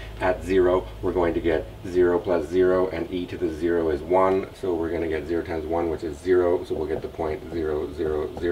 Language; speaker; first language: English; native; English